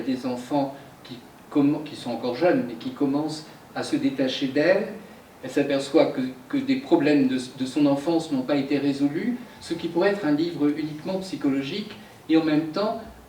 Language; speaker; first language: French; native; French